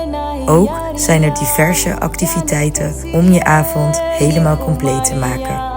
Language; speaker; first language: Dutch; early bilingual, other home language; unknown